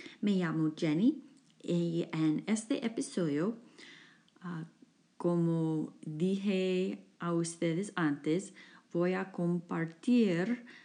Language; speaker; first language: Spanish; non-native, fluent; English